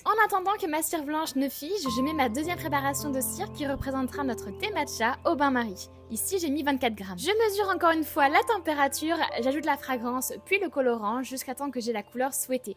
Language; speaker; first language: French; native; French